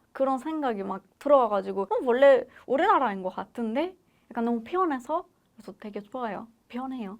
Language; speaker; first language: Korean; non-native, fluent; Persian